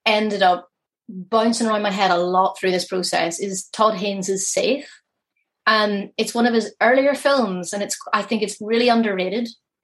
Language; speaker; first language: English; native; English